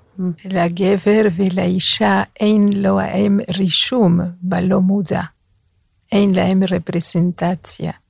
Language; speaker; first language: Hebrew; non-native, fluent; Spanish